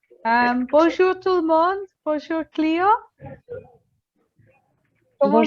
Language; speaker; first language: French; non-native, learner; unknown